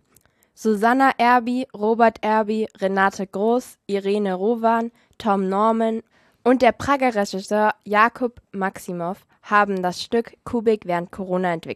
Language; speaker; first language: German; native; German